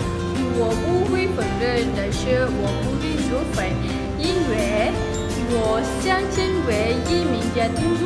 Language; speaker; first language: Chinese; non-native, learner; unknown